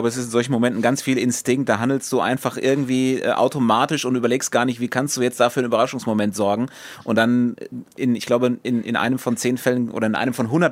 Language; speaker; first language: German; native; German